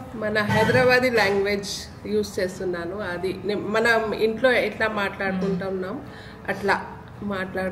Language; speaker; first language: Telugu; non-native, local second language; Urdu